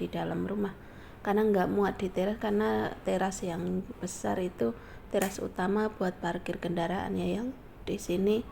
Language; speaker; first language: Indonesian; native; Indonesian